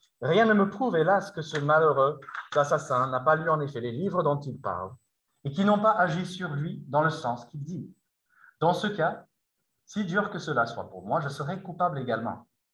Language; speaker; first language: French; non-native, fluent; English